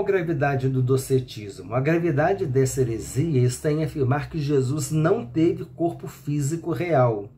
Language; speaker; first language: Portuguese; native; Portuguese